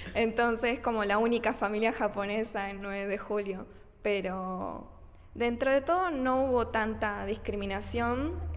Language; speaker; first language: Spanish; early bilingual, other home language; Japanese